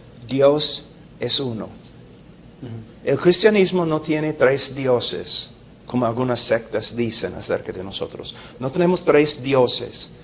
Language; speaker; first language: Spanish; non-native, fluent; English